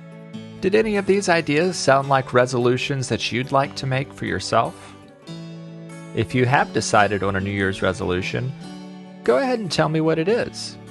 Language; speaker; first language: English; native; English